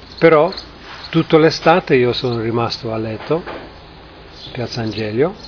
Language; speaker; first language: Italian; non-native, fluent; English